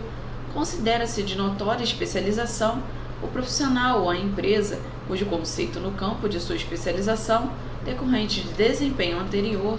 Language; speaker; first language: Portuguese; native; Portuguese